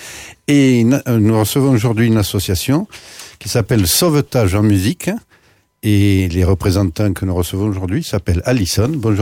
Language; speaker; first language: French; native; French